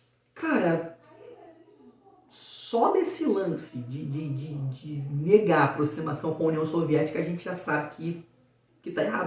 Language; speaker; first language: Portuguese; native; Portuguese